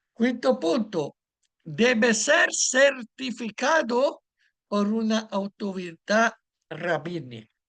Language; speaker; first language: Spanish; non-native, fluent; Italian